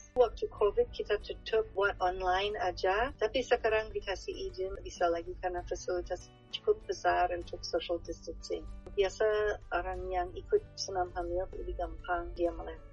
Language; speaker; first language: Indonesian; non-native, fluent; English